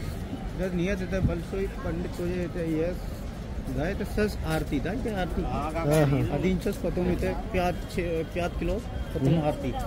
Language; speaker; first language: Russian; non-native, learner; Hindi